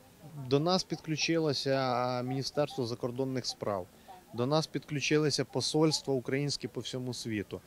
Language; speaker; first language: Ukrainian; native; Ukrainian